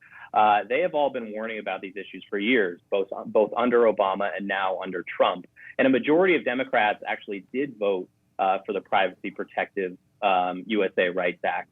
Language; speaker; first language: English; native; English